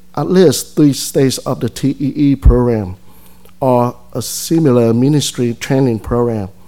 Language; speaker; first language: English; non-native, fluent; Vietnamese